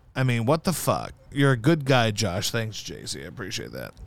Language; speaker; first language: English; native; English